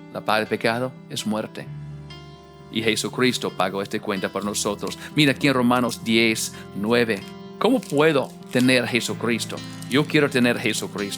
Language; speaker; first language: Spanish; non-native, fluent; English